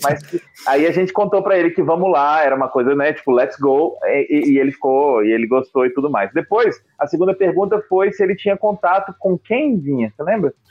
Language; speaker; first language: Portuguese; native; Portuguese